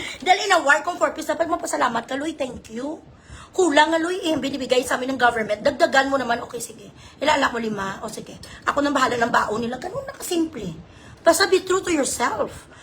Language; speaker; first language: Filipino; non-native, local second language; Hiligaynon